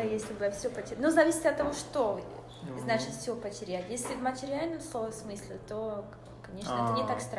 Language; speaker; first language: Russian; native; Russian